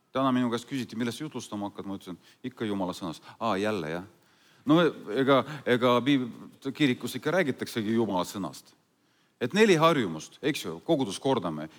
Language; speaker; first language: Estonian; non-native, fluent; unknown